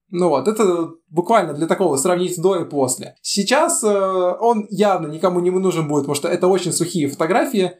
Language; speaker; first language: Russian; native; Russian